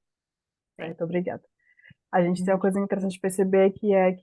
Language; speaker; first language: Portuguese; native; Portuguese